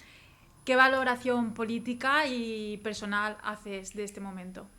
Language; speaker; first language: Spanish; native; Spanish